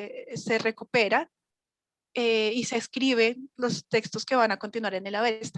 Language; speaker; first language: Spanish; native; Spanish